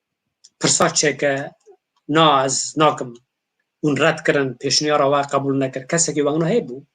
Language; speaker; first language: Kurdish; native; Kurdish